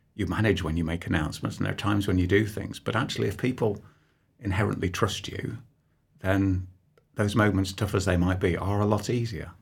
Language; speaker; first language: English; native; English